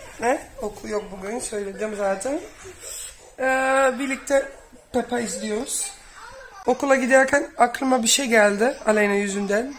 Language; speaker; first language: Turkish; early bilingual, heritage; Turkish